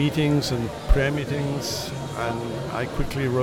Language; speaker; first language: English; native; English